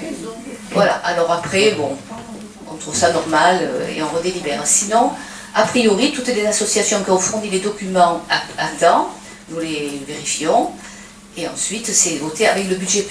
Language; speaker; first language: French; native; French